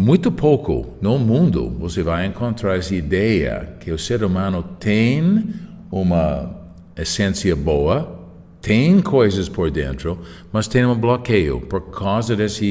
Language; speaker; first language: Portuguese; non-native, fluent; English